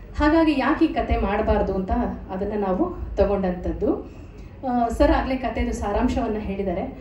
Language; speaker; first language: Kannada; native; Kannada